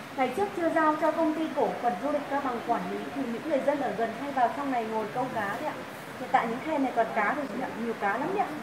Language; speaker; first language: Vietnamese; non-native, local second language; Tày